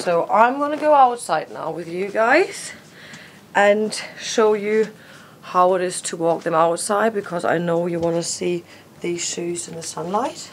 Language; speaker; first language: English; non-native, fluent; German